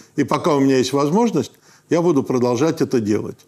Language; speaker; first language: Russian; native; Russian